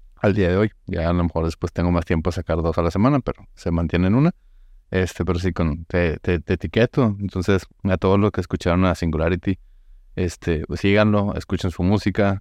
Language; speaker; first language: Spanish; native; Spanish